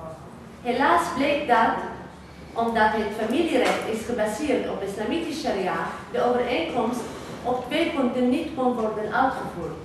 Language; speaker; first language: Dutch; non-native, fluent; Arabic